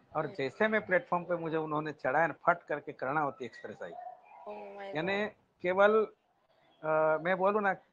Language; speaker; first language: Hindi; non-native, local second language; Gujarati